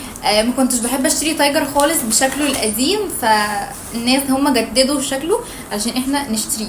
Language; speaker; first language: Arabic; native; Arabic